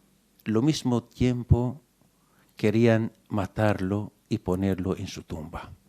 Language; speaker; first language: Spanish; non-native, fluent; Arabic